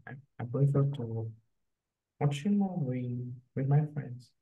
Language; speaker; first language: English; non-native, learner; Vietnamese